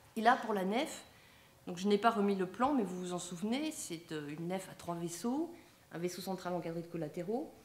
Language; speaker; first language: French; native; French